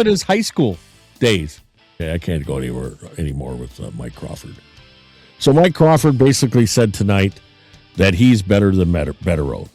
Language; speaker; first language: English; native; English